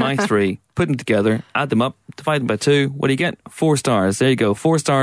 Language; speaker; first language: English; native; English